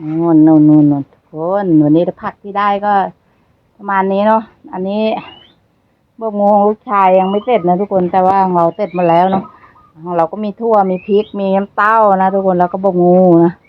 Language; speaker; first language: Thai; non-native, local second language; Northeastern Thai